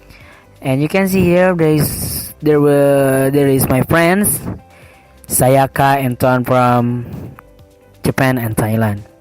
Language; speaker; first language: English; non-native, learner; Indonesian